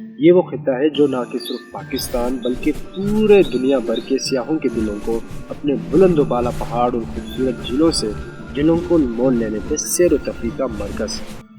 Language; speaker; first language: Urdu; non-native, local second language; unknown